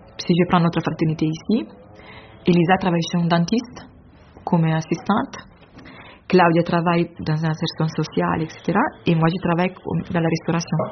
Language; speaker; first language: French; non-native, fluent; Italian